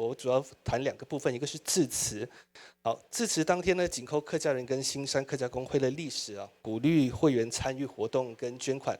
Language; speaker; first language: Chinese; native; Chinese